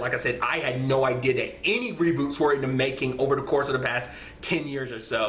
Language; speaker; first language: English; native; English